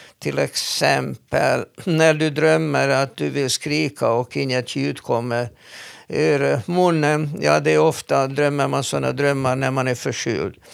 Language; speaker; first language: Swedish; non-native, fluent; Hungarian